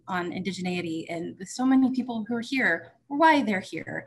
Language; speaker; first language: English; native; English